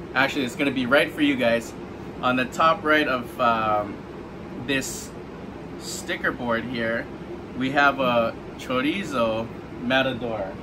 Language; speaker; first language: English; native; English